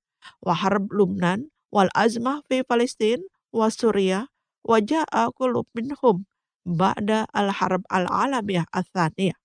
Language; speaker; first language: Arabic; non-native, fluent; Indonesian